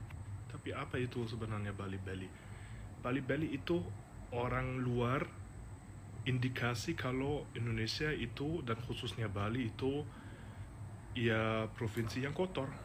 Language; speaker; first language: Indonesian; non-native, fluent; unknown